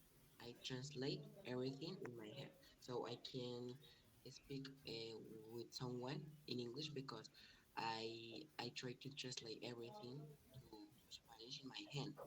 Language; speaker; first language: English; non-native, learner; Spanish